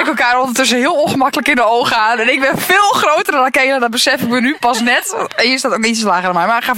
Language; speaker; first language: Dutch; native; Dutch